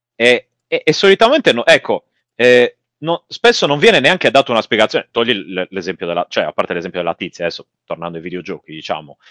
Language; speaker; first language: Italian; native; Italian